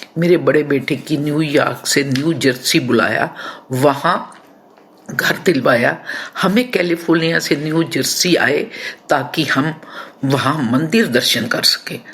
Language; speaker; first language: Hindi; non-native, local second language; Punjabi